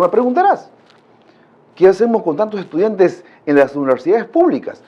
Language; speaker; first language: Spanish; non-native, local second language; Shipibo-Conibo